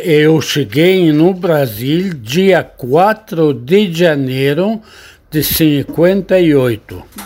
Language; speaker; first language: Portuguese; non-native, learner; Arabic